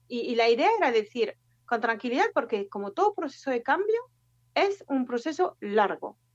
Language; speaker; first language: Spanish; non-native, fluent; French